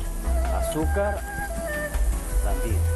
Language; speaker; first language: Spanish; non-native, fluent; Chinese